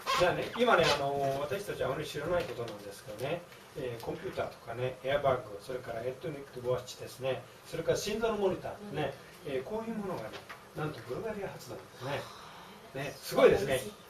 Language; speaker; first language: Japanese; native; Japanese